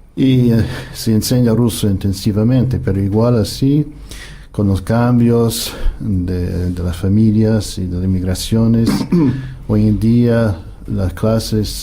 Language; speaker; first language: Spanish; non-native, fluent; English